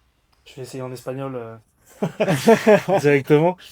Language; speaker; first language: French; native; French